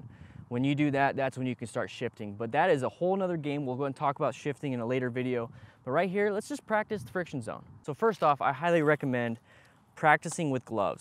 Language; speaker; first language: English; native; English